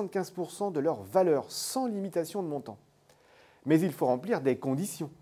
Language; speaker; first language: French; native; French